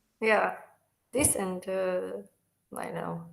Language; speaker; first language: English; non-native, learner; Ukrainian